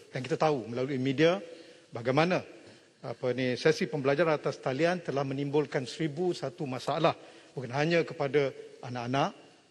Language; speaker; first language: Malay; native; Malay